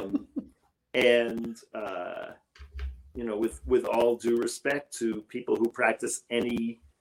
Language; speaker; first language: English; native; English